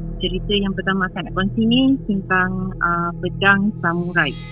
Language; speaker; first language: Malay; native; Malay